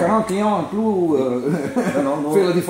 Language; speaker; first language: French; non-native, learner; Italian